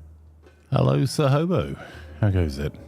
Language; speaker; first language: English; native; English